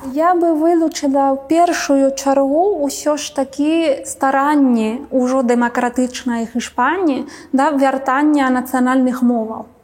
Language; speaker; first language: Belarusian; non-native, fluent; Spanish